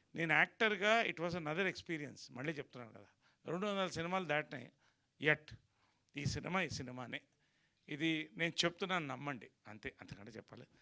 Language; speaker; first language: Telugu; native; Telugu